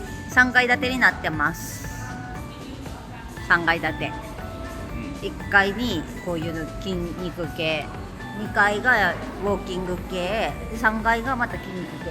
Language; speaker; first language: Japanese; native; Japanese